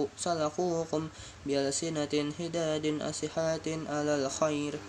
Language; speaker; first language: Arabic; non-native, learner; Indonesian